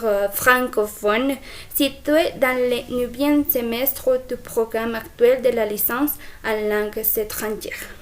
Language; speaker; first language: French; non-native, fluent; Spanish